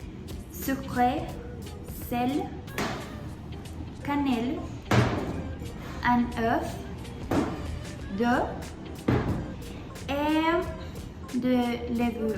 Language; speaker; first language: French; non-native, learner; Spanish